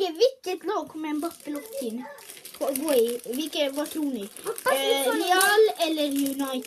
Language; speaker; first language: Swedish; native; Swedish